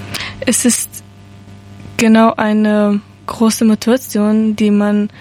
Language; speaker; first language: German; non-native, learner; Persian